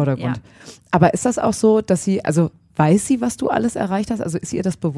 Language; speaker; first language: German; native; German